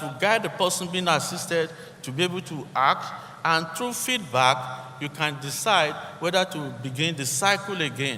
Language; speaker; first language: English; non-native, local second language; Yoruba